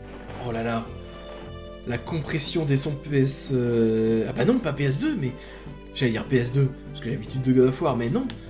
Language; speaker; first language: French; native; French